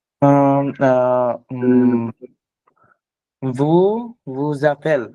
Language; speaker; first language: French; non-native, learner; Bangla